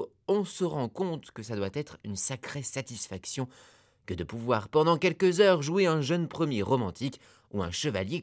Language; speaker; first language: French; native; French